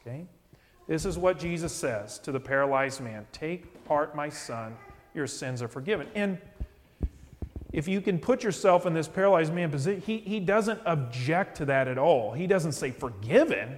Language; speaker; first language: English; native; English